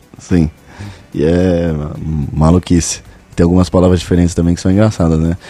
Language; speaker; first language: Portuguese; native; Portuguese